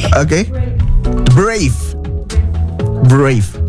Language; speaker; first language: English; non-native, learner; Indonesian